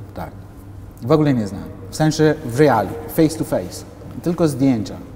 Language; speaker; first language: Polish; non-native, fluent; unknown